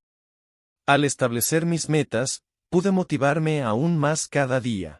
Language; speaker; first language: Spanish; non-native, fluent; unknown